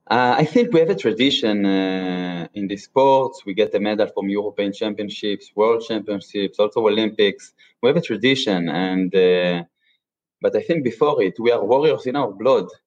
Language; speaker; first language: English; non-native, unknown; Hebrew